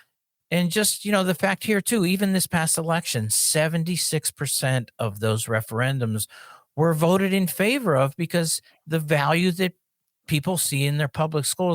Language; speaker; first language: English; native; English